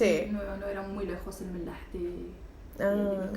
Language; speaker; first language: Spanish; non-native, local second language; Arabic